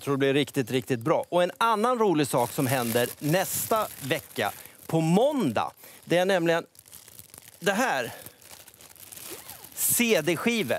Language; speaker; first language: Swedish; native; Swedish